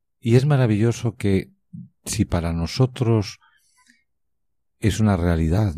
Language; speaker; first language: Spanish; native; Spanish